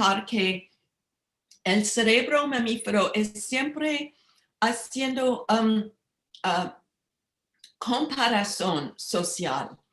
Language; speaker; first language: Spanish; non-native, learner; English